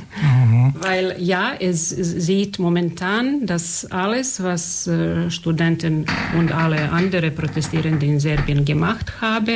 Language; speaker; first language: German; non-native, fluent; Serbian